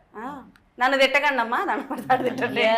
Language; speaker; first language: Telugu; native; Telugu